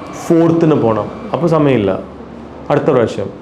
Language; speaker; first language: Malayalam; non-native, local second language; Tamil